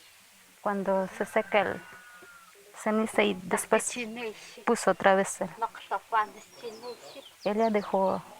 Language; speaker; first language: Spanish; non-native, local second language; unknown